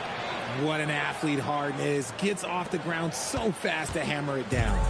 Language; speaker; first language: English; native; English